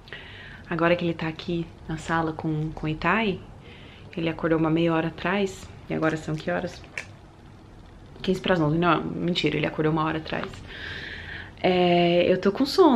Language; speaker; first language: Portuguese; early bilingual, heritage; Portuguese